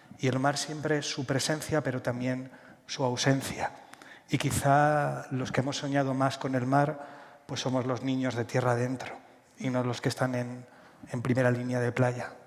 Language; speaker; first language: Spanish; native; Spanish